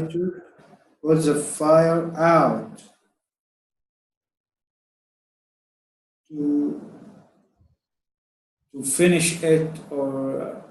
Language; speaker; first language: English; non-native, learner; Arabic